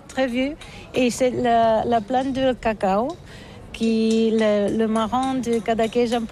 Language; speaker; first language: French; non-native, learner; Catalan